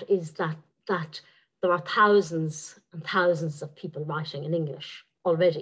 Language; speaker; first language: English; non-native, local second language; Irish